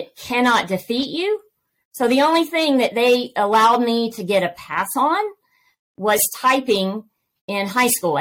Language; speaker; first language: English; native; English